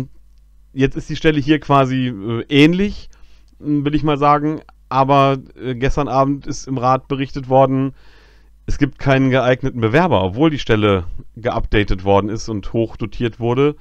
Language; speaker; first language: German; native; German